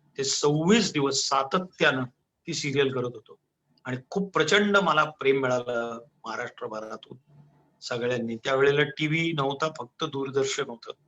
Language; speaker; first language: Marathi; non-native, local second language; Gujarati